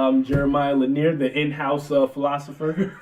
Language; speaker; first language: English; native; English